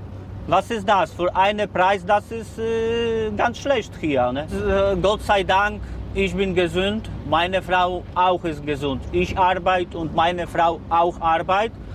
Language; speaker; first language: German; non-native, learner; Polish